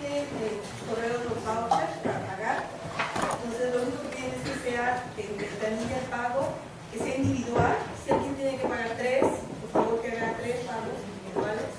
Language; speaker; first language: Spanish; native; Spanish